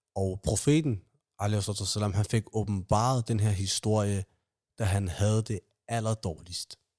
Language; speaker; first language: Danish; early bilingual, other home language; Somali